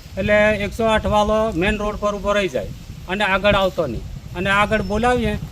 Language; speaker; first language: Gujarati; non-native, local second language; Rathawi